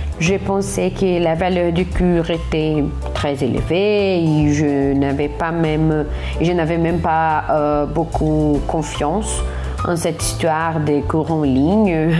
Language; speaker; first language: French; non-native, learner; Portuguese